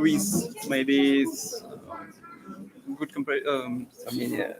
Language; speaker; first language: English; non-native, learner; Russian